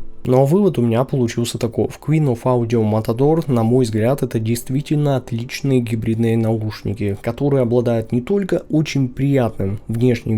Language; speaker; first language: Russian; native; Russian